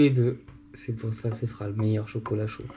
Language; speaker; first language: French; native; French